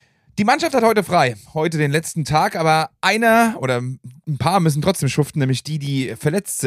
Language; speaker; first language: German; native; German